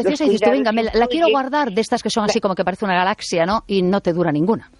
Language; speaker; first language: Spanish; native; Spanish